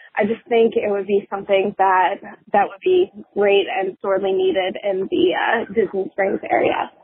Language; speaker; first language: English; native; English